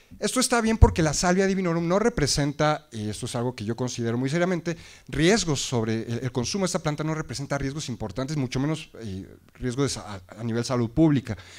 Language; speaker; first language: Spanish; native; Spanish